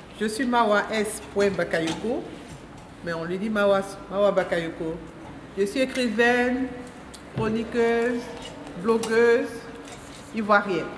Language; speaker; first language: French; non-native, local second language; Mandingo